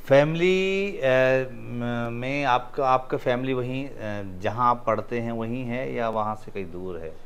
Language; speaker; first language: Hindi; native; Hindi